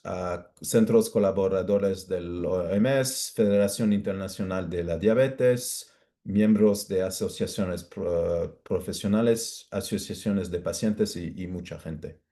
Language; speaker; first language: Spanish; non-native, fluent; English